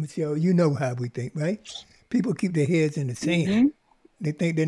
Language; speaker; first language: English; native; English